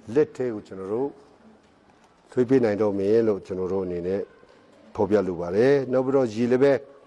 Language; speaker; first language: Burmese; non-native, local second language; Hakha Chin